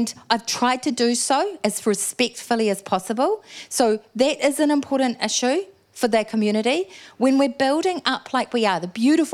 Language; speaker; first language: English; native; English